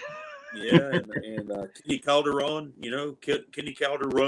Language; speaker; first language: English; native; English